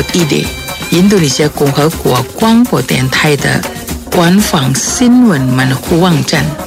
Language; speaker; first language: Chinese; early bilingual, heritage; Chinese